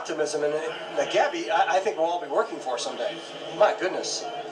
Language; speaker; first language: English; native; English